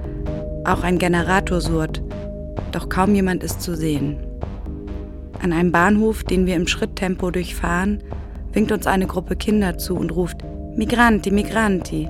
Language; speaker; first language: German; native; German